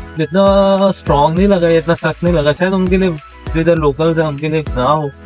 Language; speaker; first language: Urdu; native; Urdu